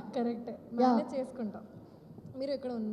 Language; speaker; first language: Telugu; non-native, local second language; Hindi